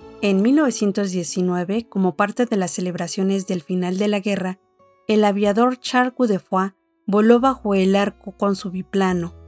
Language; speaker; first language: Spanish; native; Spanish